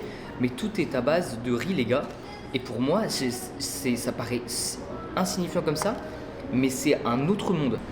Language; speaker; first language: French; native; French